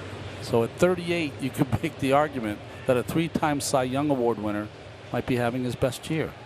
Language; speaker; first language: English; native; English